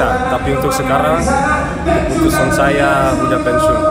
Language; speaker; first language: Indonesian; non-native, fluent; Dutch